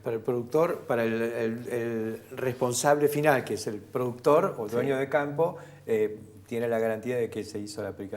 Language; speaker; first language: Spanish; native; Spanish